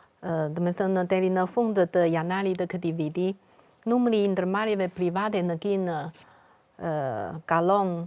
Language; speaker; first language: Albanian; non-native, fluent; Chinese